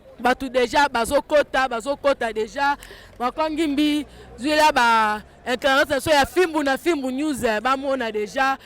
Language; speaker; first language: Lingala; native; Lingala